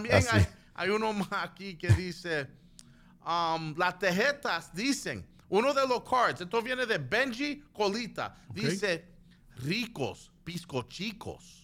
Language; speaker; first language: Spanish; early bilingual, other home language; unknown